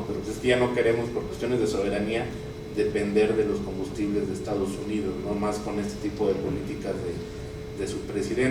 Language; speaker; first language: Spanish; native; Spanish